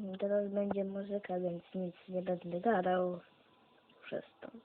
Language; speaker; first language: Polish; native; Polish